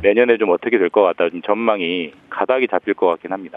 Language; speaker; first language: Korean; native; Korean